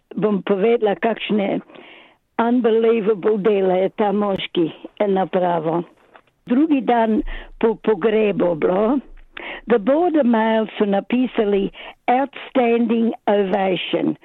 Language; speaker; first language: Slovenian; early bilingual, other home language; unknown